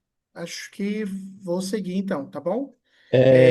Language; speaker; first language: Portuguese; native; Portuguese